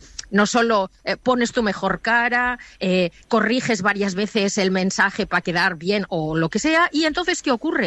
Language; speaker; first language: Spanish; native; Spanish